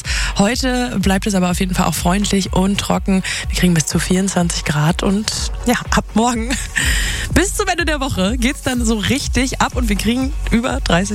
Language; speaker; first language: German; native; German